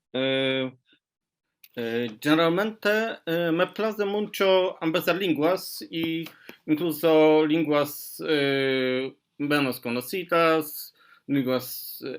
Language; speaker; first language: Spanish; non-native, learner; Polish